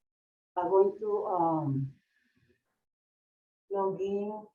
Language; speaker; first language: English; non-native, learner; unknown